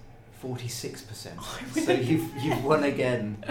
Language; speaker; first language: English; native; English